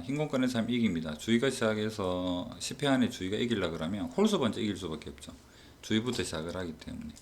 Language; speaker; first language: Korean; native; Korean